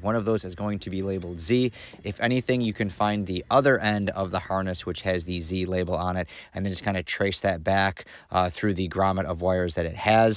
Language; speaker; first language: English; native; English